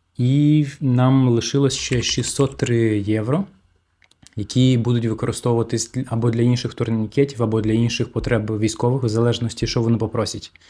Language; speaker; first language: Ukrainian; native; Ukrainian